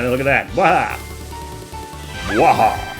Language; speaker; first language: English; native; English